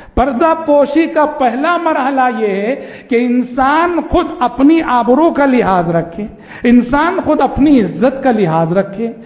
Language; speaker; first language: Urdu; native; Urdu